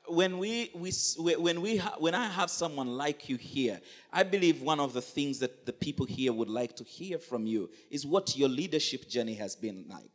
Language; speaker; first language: English; non-native, local second language; Ganda